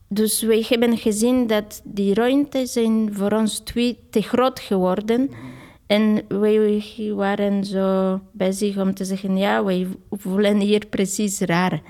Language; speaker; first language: Dutch; non-native, fluent; Polish